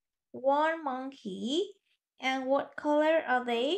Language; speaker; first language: English; non-native, fluent; Vietnamese